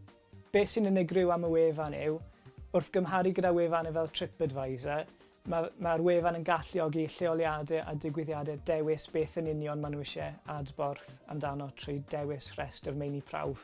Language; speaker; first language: Welsh; native; Welsh